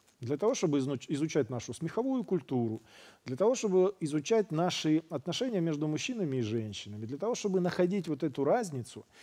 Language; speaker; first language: Russian; native; Russian